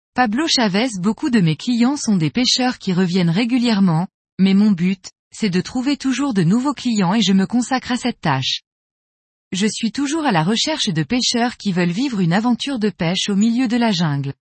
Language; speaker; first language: French; non-native, fluent; Spanish